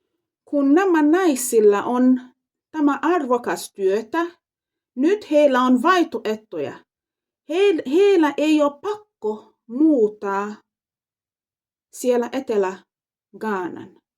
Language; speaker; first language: Finnish; non-native, fluent; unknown